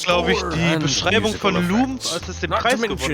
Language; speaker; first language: German; native; German